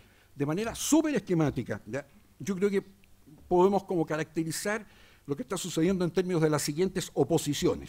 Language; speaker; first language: Spanish; native; Spanish